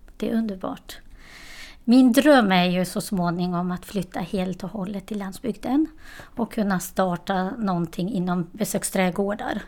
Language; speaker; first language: Swedish; non-native, fluent; Albanian